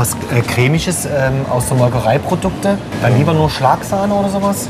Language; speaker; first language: German; native; German